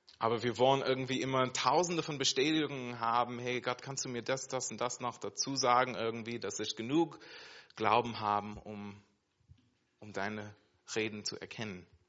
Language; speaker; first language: German; non-native, fluent; English